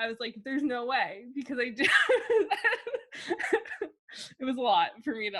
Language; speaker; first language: English; native; English